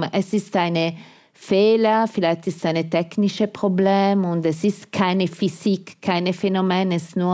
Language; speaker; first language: German; non-native, fluent; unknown